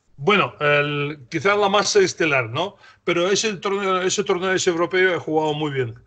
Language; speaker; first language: Spanish; non-native, fluent; Russian